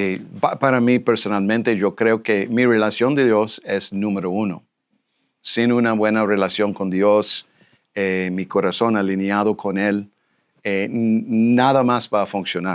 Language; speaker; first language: Spanish; non-native, fluent; English